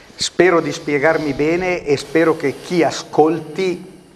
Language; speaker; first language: Italian; native; Italian